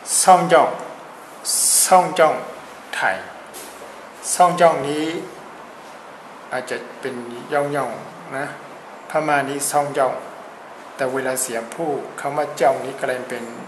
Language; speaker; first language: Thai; non-native, fluent; Burmese